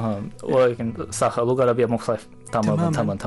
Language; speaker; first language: Arabic; non-native, fluent; Japanese